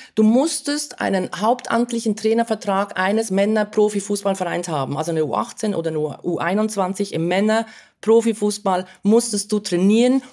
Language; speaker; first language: German; native; German